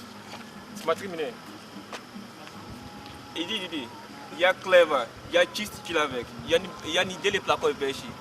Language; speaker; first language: Russian; non-native, learner; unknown